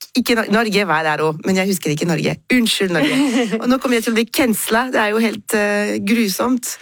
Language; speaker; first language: Norwegian; non-native, fluent; French